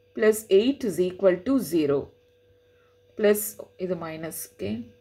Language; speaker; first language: English; non-native, local second language; Tamil